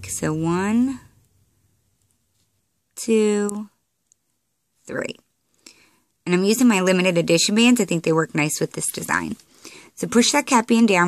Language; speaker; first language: English; native; English